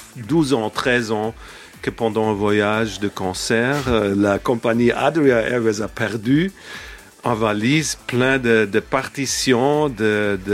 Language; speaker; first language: French; non-native, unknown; German